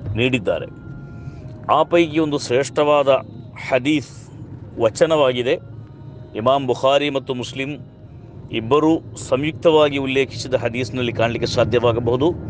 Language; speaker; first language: Kannada; non-native, local second language; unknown